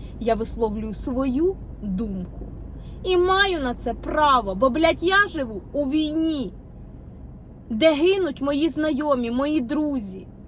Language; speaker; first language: Ukrainian; non-native, local second language; Russian